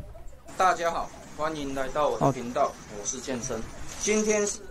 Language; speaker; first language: Chinese; native; Chinese